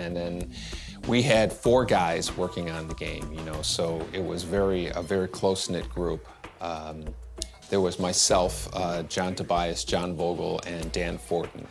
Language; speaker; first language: English; native; English